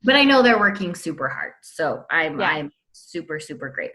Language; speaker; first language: English; native; English